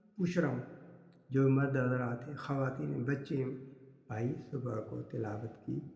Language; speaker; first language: Urdu; non-native, local second language; Sindhi